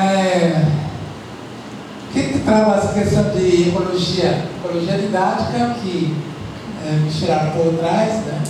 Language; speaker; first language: Portuguese; non-native, fluent; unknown